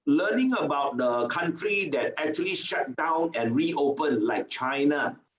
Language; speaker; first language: English; non-native, local second language; Chinese